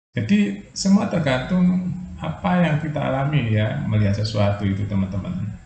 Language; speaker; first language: Indonesian; non-native, local second language; Javanese